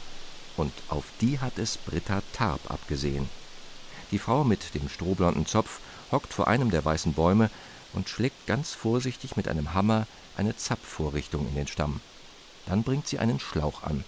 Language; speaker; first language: German; native; German